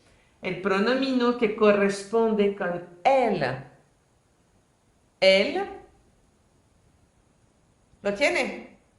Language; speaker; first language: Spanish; non-native, fluent; French